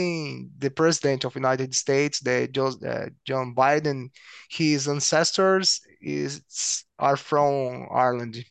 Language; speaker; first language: English; non-native, learner; Portuguese